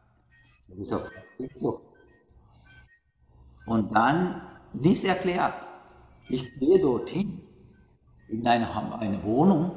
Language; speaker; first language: German; non-native, learner; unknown